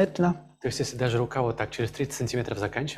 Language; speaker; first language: Russian; native; Russian